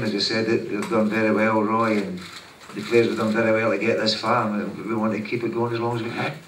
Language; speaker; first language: English; native; English